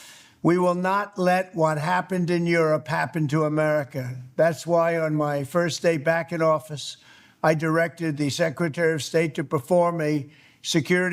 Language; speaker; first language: English; native; English